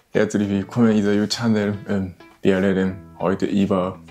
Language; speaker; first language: German; non-native, learner; Japanese